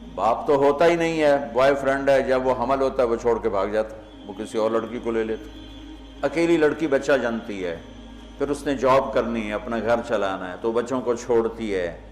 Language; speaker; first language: Urdu; non-native, local second language; Punjabi